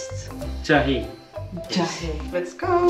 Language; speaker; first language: English; non-native, learner; Dutch